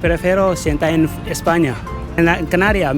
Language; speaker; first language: Spanish; non-native, local second language; Wolof